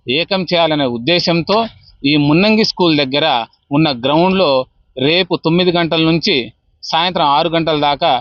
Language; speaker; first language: Telugu; non-native, local second language; Lambadi